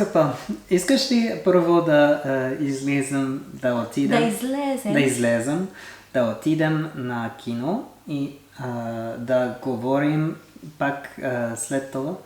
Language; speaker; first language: Bulgarian; non-native, learner; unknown